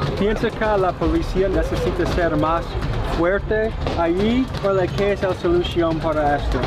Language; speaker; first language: Spanish; non-native, learner; English